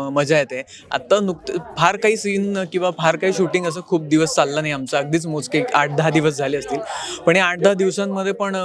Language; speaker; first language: Marathi; native; Marathi